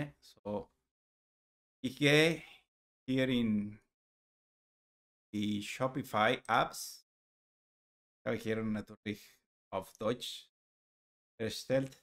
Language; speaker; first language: German; non-native, learner; Spanish